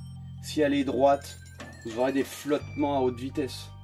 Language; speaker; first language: French; native; French